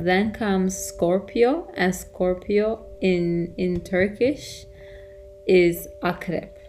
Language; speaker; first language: English; non-native, fluent; Turkish